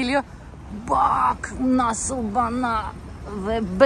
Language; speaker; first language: Turkish; non-native, learner; Russian